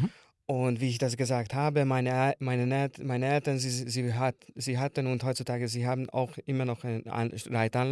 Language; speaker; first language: German; non-native, learner; Hungarian